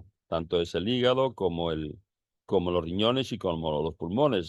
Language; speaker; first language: Spanish; native; Spanish